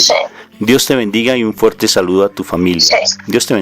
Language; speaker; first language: Spanish; native; Spanish